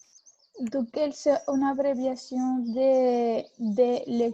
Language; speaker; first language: French; non-native, learner; Spanish